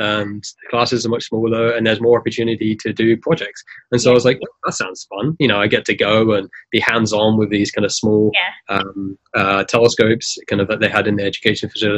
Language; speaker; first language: English; native; English